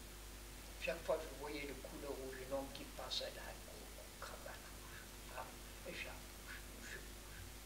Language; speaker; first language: French; non-native, fluent; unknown